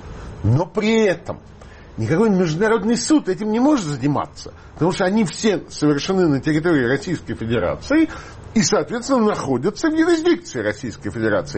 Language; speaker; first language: Russian; native; Russian